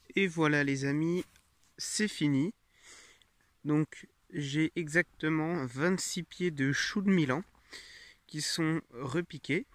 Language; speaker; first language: French; native; French